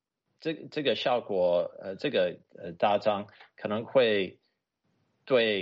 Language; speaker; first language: Chinese; non-native, fluent; English